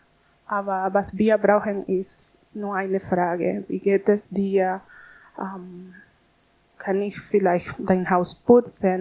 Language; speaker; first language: German; non-native, learner; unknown